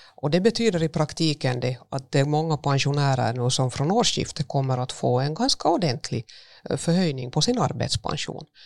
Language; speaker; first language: Swedish; native; Swedish